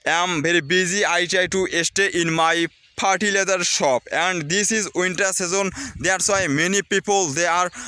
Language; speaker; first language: English; non-native, learner; Bangla